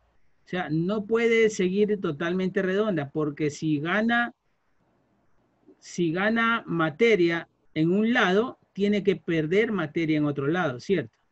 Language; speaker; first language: Spanish; native; Spanish